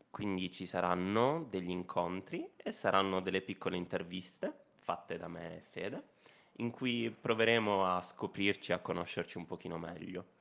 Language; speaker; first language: Italian; native; Italian